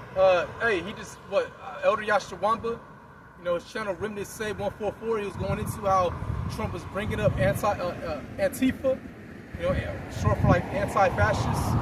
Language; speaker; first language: English; native; English